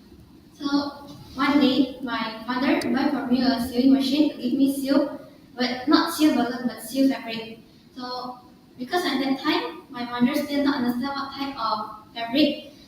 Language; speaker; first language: English; non-native, learner; Indonesian